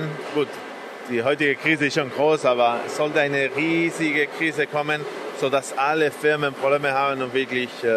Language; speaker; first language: German; non-native, fluent; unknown